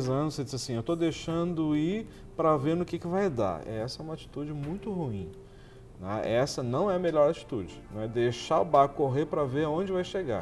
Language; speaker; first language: Portuguese; native; Portuguese